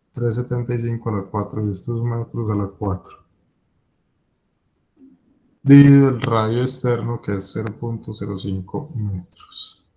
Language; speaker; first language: Spanish; native; Spanish